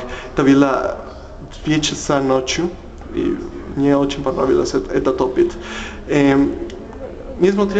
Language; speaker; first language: Russian; non-native, learner; Spanish